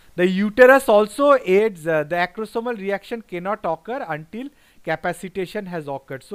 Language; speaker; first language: English; non-native, local second language; Bangla